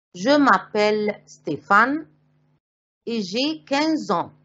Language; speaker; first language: French; non-native, fluent; Arabic